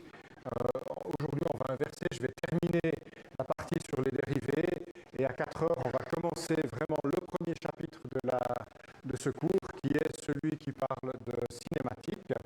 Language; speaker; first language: French; native; French